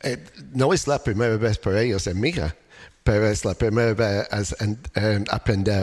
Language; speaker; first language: Spanish; non-native, learner; English